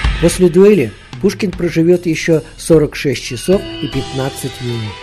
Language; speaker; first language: Russian; native; Russian